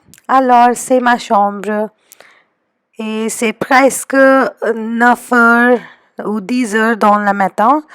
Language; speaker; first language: French; non-native, fluent; Hindi